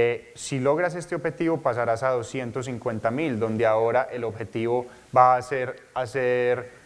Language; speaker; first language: Spanish; native; Spanish